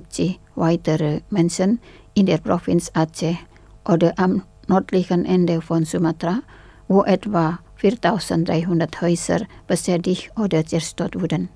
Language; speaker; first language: German; non-native, fluent; Indonesian